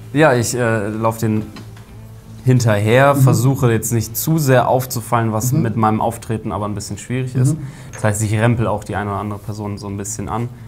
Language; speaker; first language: German; native; German